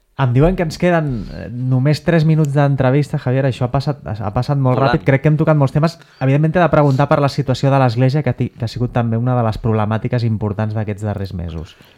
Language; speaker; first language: Catalan; native; Catalan